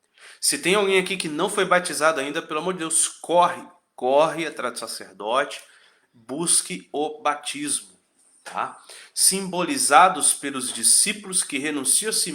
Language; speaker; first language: Portuguese; native; Portuguese